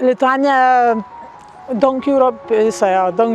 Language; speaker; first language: Korean; non-native, learner; Lithuanian